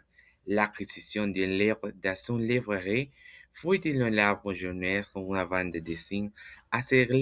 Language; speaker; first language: French; non-native, learner; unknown